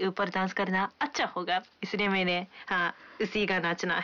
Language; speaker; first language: Hindi; non-native, fluent; Japanese